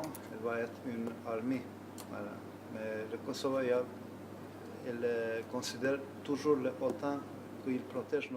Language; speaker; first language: French; non-native, learner; Albanian